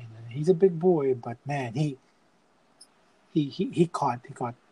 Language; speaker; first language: English; non-native, local second language; Filipino